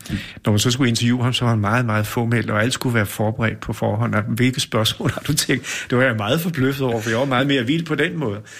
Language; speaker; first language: Danish; native; Danish